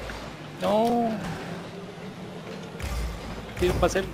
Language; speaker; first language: Spanish; native; Spanish